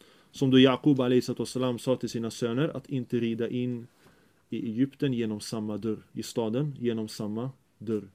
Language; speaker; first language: Swedish; early bilingual, other home language; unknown